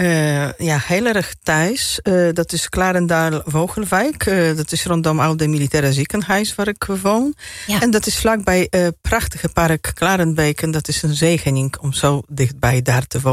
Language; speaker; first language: Dutch; non-native, fluent; Polish